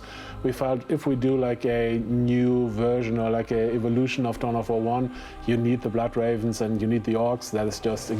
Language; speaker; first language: English; non-native, fluent; German